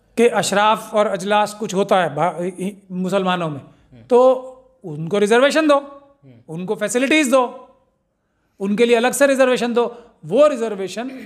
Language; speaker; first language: Hindi; native; Hindi